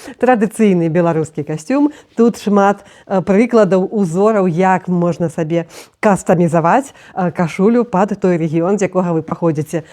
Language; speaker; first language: Belarusian; non-native, local second language; Russian